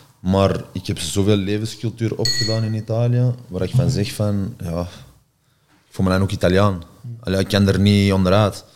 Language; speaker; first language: Dutch; native; Dutch